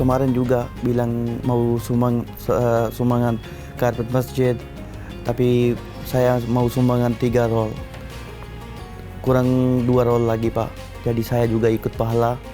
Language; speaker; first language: Indonesian; non-native, learner; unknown